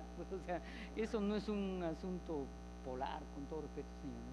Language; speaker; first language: Spanish; native; Spanish